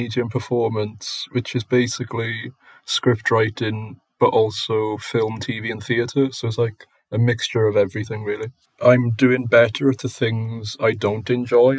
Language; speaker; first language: English; native; English